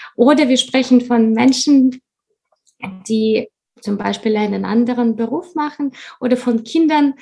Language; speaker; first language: German; non-native, fluent; Russian